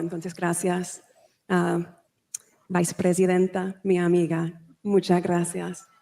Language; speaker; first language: Spanish; non-native, fluent; English